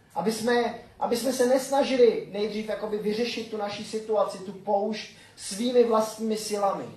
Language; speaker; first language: Czech; native; Czech